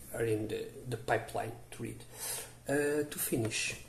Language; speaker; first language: English; non-native, learner; Portuguese